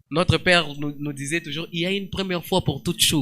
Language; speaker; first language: French; non-native, local second language; Swahili